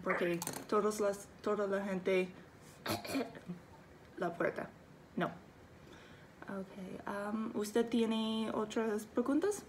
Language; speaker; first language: Spanish; non-native, learner; English